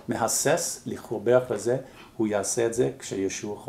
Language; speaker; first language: Hebrew; non-native, fluent; English